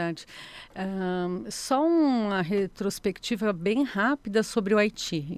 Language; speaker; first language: Portuguese; native; Portuguese